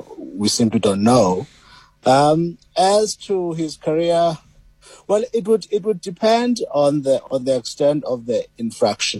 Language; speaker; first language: English; non-native, local second language; Xhosa